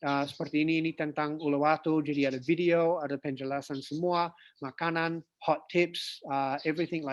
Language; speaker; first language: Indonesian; non-native, fluent; English